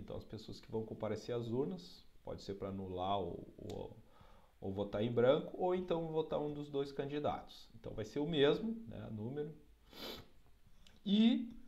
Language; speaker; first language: Portuguese; native; Portuguese